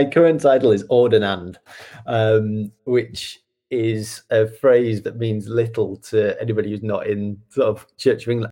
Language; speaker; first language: English; native; English